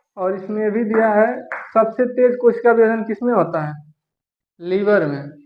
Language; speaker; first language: Hindi; native; Hindi